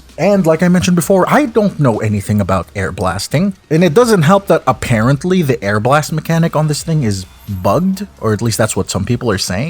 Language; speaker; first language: English; native; English